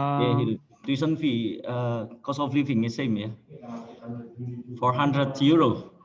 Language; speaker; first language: English; non-native, learner; Indonesian